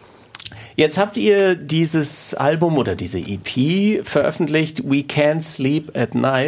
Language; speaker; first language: German; native; German